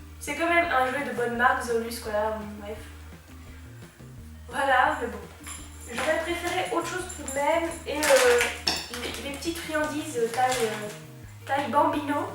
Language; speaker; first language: French; native; French